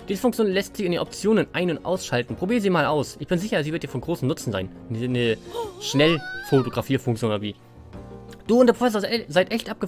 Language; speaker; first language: German; native; German